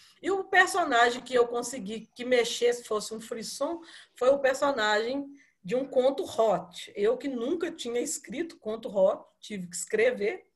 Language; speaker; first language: Portuguese; native; Portuguese